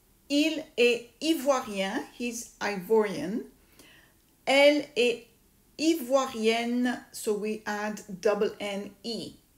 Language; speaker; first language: French; native; French